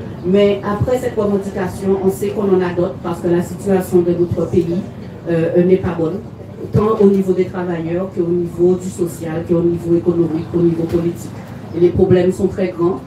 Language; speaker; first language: French; native; French